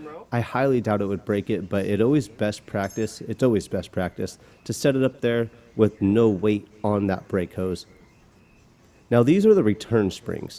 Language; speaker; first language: English; native; English